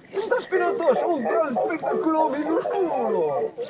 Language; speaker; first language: Spanish; non-native, learner; French